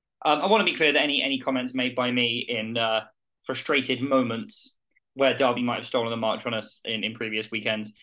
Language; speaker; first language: English; native; English